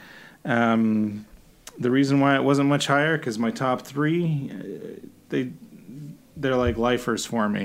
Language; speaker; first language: English; native; English